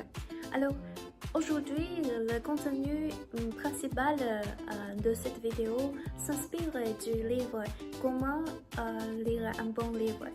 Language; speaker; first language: French; non-native, learner; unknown